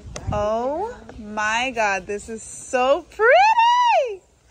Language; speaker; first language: English; early bilingual, other home language; Spanish